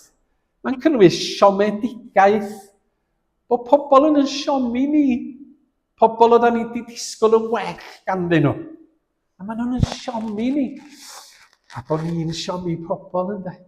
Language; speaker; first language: Welsh; native; Welsh